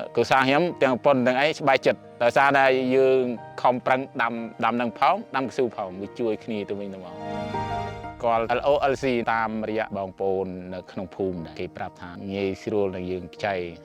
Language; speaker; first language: Khmer; non-native, local second language; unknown